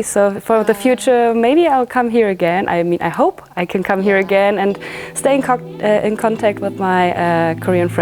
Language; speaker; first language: English; non-native, fluent; German